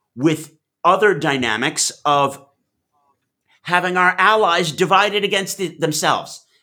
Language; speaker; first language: English; native; English